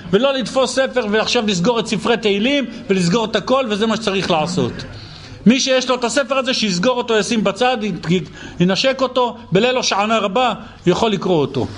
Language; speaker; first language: Hebrew; native; Hebrew